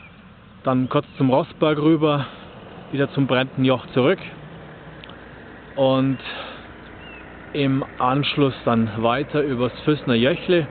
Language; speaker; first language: German; native; German